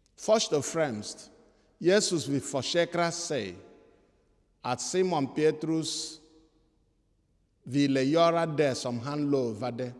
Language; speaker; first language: Swedish; non-native, fluent; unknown